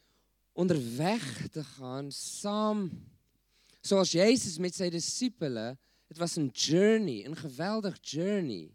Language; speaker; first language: Dutch; non-native, fluent; English